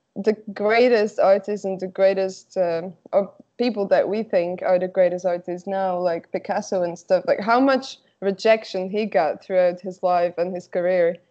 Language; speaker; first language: English; non-native, fluent; Slovak